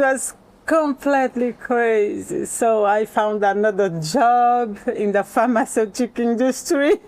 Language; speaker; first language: English; non-native, learner; Portuguese